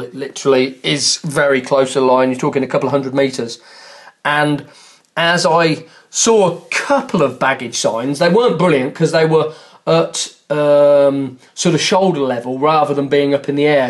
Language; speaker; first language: English; native; English